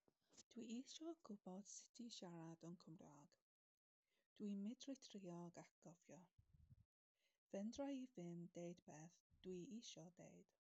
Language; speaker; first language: Welsh; non-native, learner; English